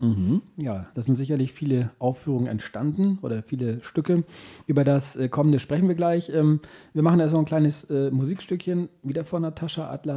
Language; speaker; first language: German; native; German